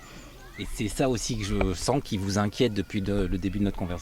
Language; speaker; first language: French; native; French